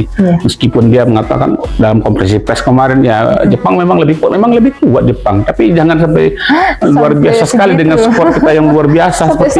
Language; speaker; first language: Indonesian; native; Indonesian